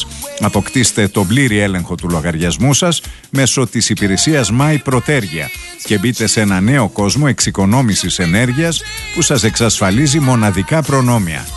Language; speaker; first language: Greek; native; Greek